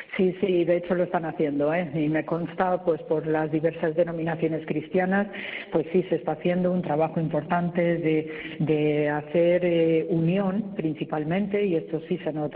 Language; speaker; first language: Spanish; native; Spanish